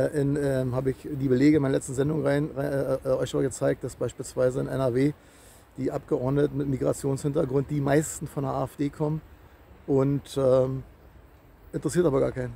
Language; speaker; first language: German; native; German